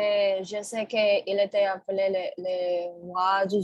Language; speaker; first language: French; non-native, learner; Spanish